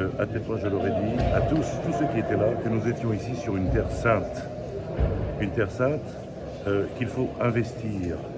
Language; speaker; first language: French; native; French